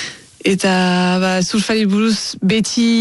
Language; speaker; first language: Basque; non-native, local second language; French